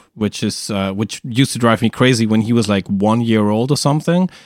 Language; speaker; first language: English; non-native, fluent; German